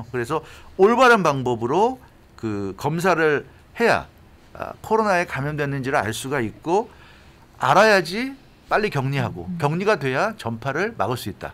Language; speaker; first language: Korean; native; Korean